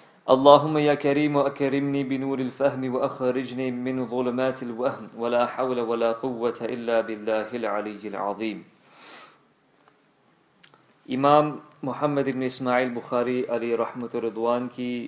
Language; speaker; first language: Arabic; non-native, fluent; English